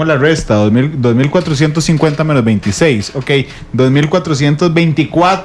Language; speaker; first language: Spanish; native; Spanish